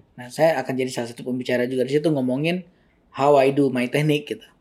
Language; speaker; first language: Indonesian; native; Indonesian